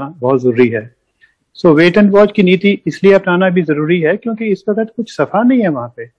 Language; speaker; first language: Hindi; native; Hindi